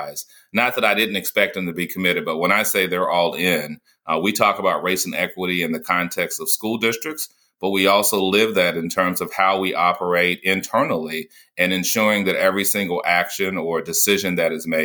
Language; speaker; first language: English; native; English